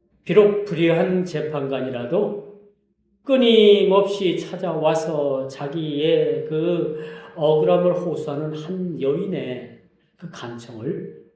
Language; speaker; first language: Korean; native; Korean